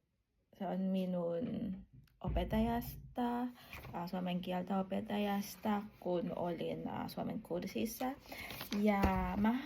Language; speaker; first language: Finnish; non-native, learner; Filipino